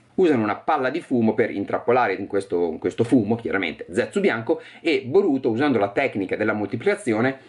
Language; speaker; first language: Italian; native; Italian